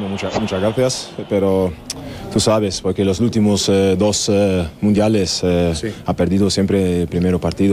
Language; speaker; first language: Spanish; non-native, fluent; German